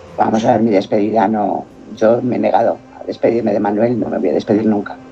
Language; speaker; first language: Spanish; native; Spanish